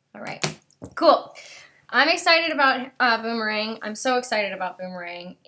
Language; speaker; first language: English; native; English